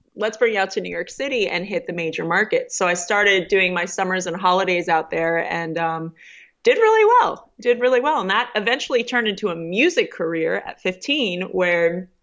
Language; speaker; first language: English; native; English